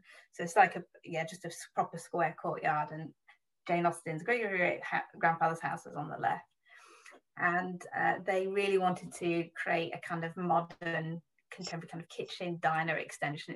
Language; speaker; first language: English; native; English